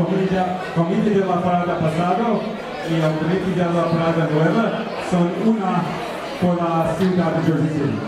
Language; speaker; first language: Spanish; non-native, learner; English